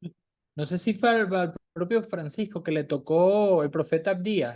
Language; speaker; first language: Spanish; native; Spanish